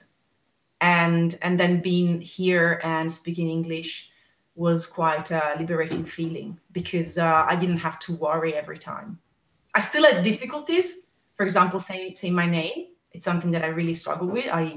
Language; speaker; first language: English; non-native, fluent; Italian